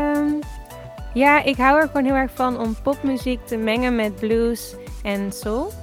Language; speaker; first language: Dutch; native; Dutch